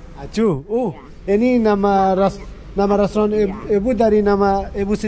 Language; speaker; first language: Indonesian; non-native, learner; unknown